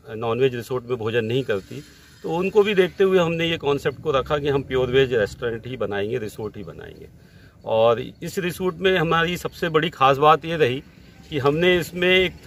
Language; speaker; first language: Hindi; native; Hindi